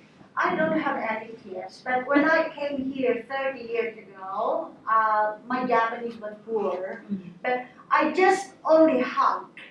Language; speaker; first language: English; non-native, local second language; Filipino